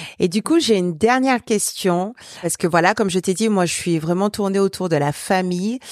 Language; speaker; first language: French; native; French